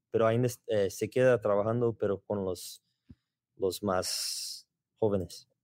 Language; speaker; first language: Spanish; non-native, learner; Portuguese